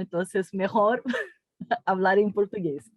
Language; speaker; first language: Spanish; non-native, learner; Portuguese